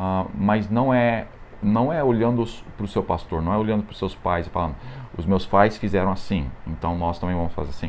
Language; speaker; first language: Portuguese; non-native, fluent; English